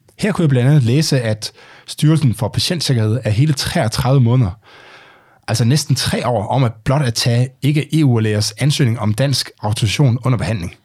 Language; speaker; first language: Danish; native; Danish